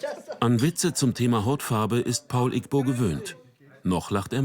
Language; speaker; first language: German; native; German